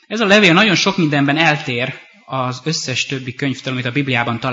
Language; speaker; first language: Hungarian; native; Hungarian